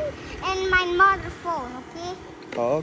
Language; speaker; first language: English; non-native, learner; Persian